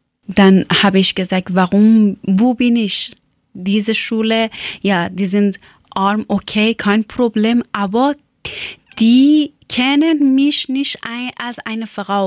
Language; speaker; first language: German; non-native, learner; Persian